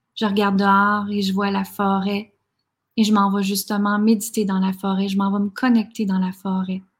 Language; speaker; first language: French; native; French